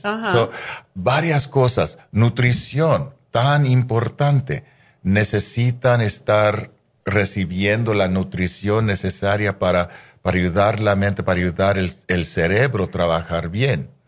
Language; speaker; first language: Spanish; non-native, fluent; English